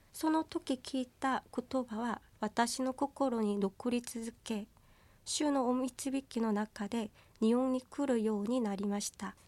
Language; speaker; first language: Japanese; non-native, fluent; Korean